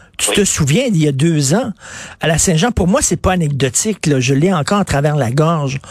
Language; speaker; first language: French; native; French